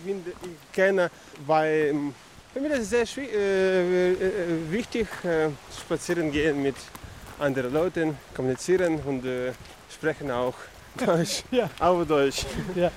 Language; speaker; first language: German; non-native, learner; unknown